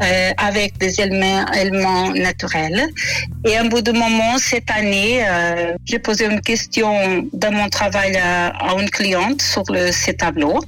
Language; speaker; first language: French; non-native, fluent; Portuguese